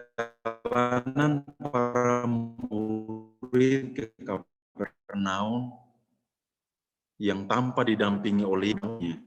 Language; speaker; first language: Indonesian; native; Indonesian